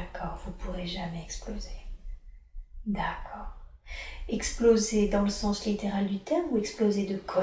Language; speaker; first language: French; native; French